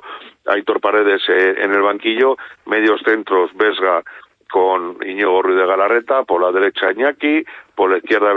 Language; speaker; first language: Spanish; native; Spanish